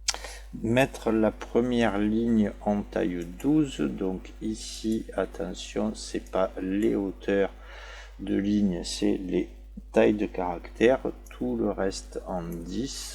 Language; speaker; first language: French; native; French